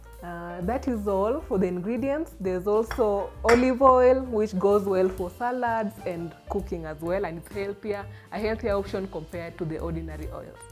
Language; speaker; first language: English; non-native, local second language; Swahili